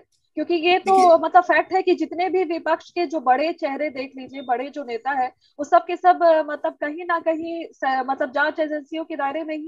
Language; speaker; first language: Hindi; native; Hindi